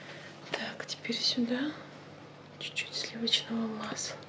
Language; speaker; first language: Russian; native; Russian